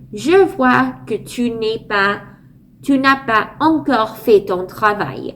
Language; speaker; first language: French; non-native, learner; English